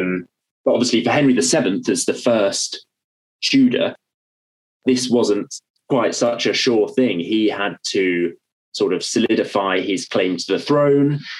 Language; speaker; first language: English; native; English